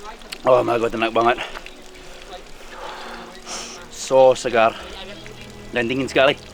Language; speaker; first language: Indonesian; non-native, learner; English